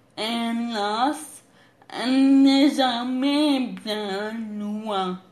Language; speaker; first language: French; non-native, local second language; Arabic